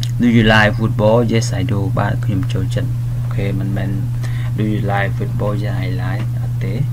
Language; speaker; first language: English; non-native, learner; Khmer